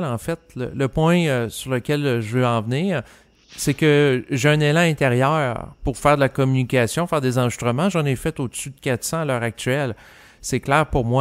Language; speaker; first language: French; native; French